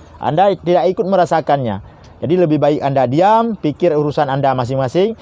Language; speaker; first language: Indonesian; non-native, local second language; Achinese